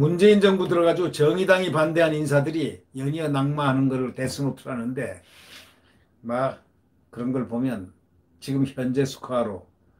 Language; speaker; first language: Korean; native; Korean